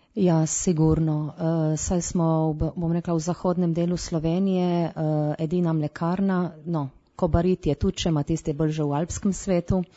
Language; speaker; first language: Slovenian; native; Slovenian